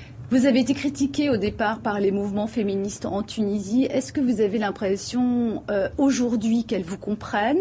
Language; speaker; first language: French; native; French